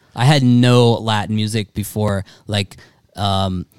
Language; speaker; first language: English; native; English